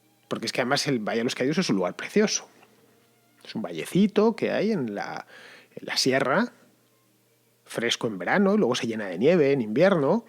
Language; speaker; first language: Spanish; native; Spanish